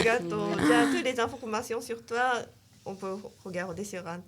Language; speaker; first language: French; non-native, learner; Japanese